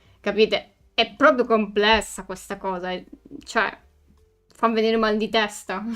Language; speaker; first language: Italian; native; Italian